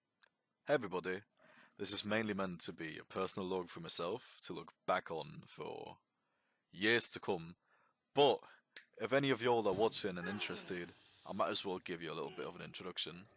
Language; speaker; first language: English; non-native, fluent; German